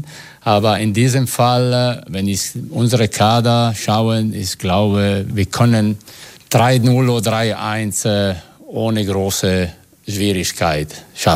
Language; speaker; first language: German; non-native, fluent; Italian